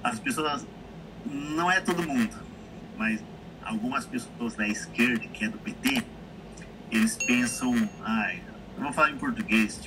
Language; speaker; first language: Portuguese; native; Portuguese